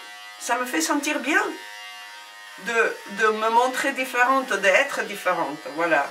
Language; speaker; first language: French; non-native, fluent; Spanish